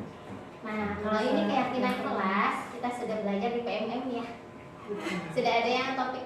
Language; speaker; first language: Indonesian; native; Indonesian